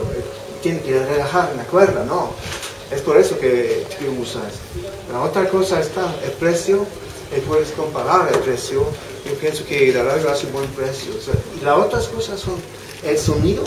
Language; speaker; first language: Spanish; non-native, fluent; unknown